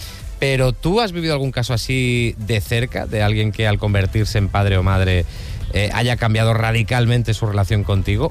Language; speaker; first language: Spanish; native; Spanish